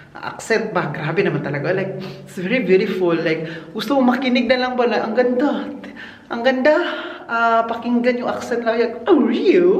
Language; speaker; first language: Filipino; non-native, local second language; Cebuano